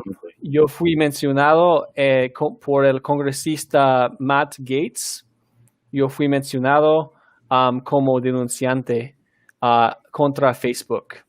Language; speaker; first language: Spanish; non-native, fluent; English